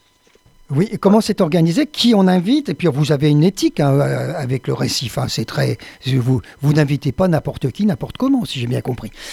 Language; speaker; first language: French; native; French